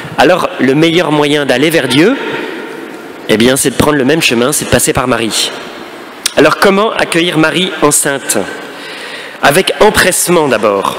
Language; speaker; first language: French; native; French